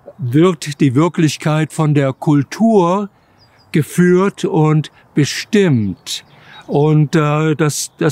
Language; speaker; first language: German; native; German